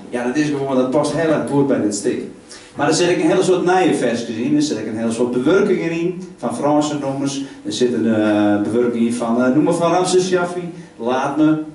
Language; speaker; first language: Dutch; non-native, local second language; Western Frisian